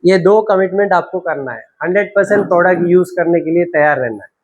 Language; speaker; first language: Hindi; non-native, local second language; Telugu